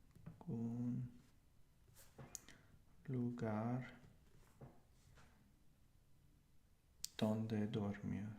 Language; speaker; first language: Spanish; non-native, learner; English